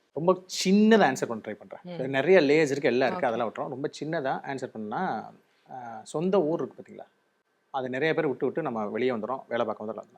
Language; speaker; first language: Tamil; native; Tamil